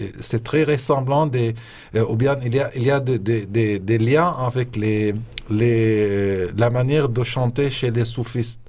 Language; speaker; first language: French; non-native, fluent; Arabic